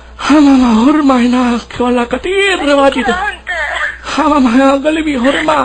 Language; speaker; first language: Arabic; non-native, learner; Urdu